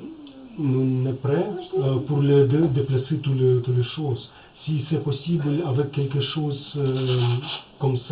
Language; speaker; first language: French; non-native, learner; Russian